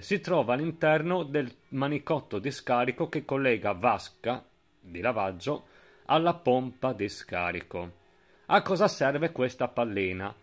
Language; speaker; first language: Italian; native; Italian